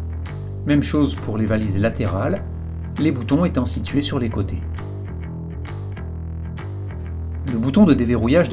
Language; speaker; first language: French; native; French